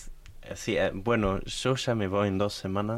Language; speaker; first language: Spanish; non-native, fluent; German